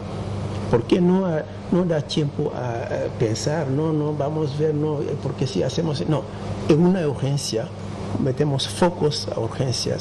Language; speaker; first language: Spanish; non-native, fluent; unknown